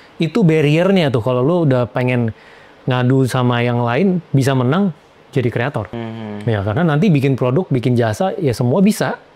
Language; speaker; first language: Indonesian; native; Indonesian